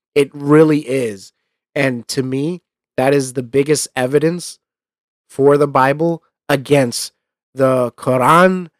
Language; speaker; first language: English; native; English